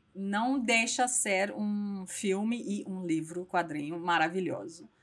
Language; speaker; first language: Portuguese; non-native, fluent; Persian